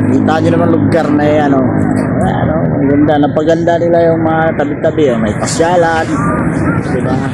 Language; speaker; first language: Filipino; native; Filipino